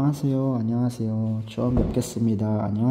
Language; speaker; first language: Korean; non-native, fluent; Filipino